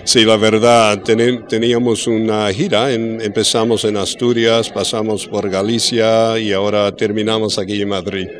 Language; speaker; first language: Spanish; early bilingual, heritage; English